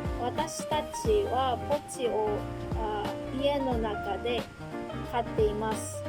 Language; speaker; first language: Japanese; non-native, learner; Filipino